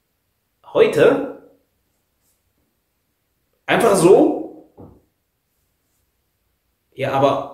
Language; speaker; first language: German; non-native, fluent; Arabic